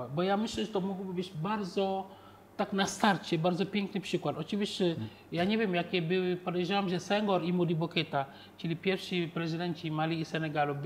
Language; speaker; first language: Polish; non-native, fluent; Wolof